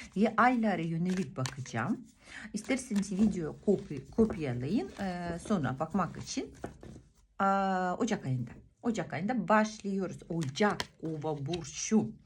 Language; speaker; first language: Turkish; non-native, fluent; Russian